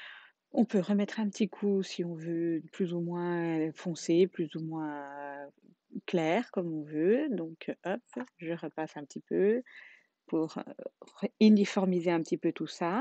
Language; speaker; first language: French; native; French